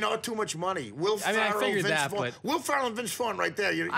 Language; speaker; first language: English; native; English